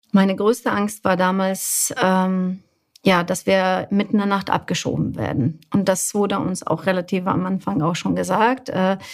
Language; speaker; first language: German; non-native, fluent; Bosnian